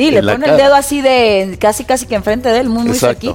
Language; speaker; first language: Spanish; native; Spanish